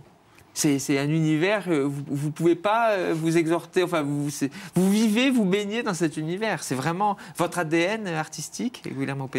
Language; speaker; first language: French; native; French